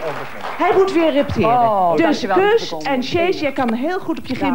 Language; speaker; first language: Dutch; native; Dutch